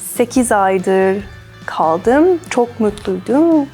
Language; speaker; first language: Turkish; non-native, learner; English